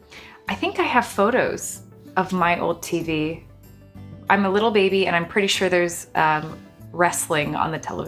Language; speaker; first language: English; native; English